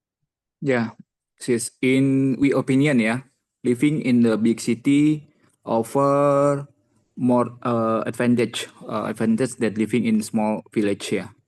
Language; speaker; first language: English; non-native, learner; Indonesian